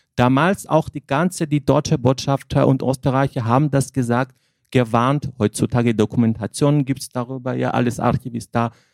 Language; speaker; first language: German; non-native, fluent; Armenian